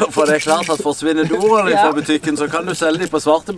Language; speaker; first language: Norwegian; native; Norwegian